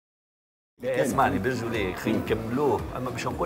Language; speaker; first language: Arabic; native; Arabic